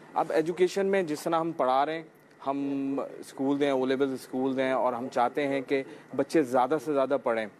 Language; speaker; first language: Urdu; non-native, local second language; Memoni